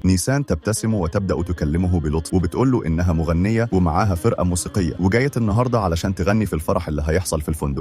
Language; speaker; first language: Arabic; native; Arabic